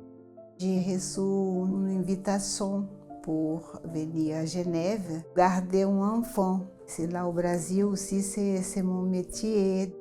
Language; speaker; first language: French; non-native, learner; Portuguese